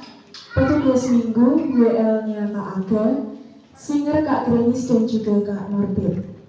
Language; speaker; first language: Indonesian; native; Indonesian